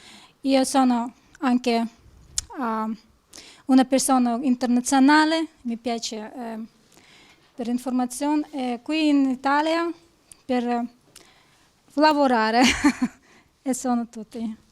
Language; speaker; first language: Italian; non-native, learner; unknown